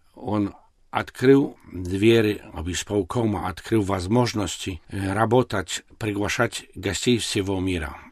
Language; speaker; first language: Russian; non-native, local second language; Belarusian